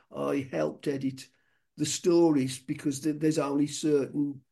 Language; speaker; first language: English; native; English